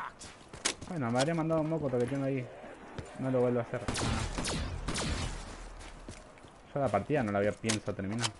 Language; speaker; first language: Spanish; native; Spanish